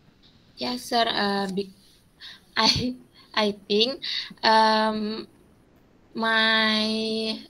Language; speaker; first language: English; non-native, learner; Indonesian